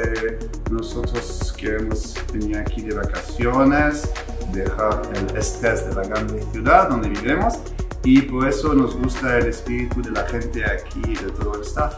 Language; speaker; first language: Spanish; non-native, fluent; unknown